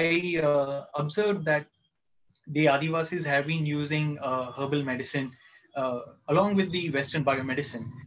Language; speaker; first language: English; non-native, local second language; Kannada